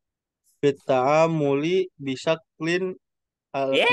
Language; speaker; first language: Arabic; non-native, learner; Indonesian